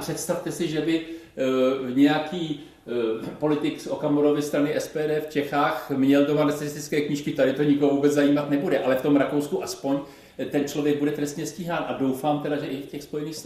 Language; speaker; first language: Czech; native; Czech